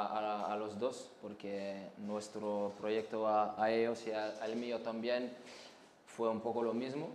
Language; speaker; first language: Spanish; non-native, learner; French